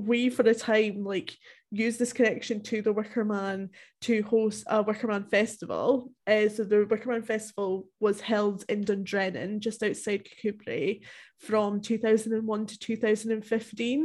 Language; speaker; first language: English; native; English